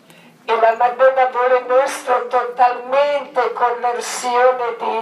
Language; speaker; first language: Italian; non-native, learner; Croatian